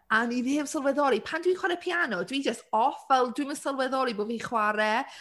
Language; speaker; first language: Welsh; native; Welsh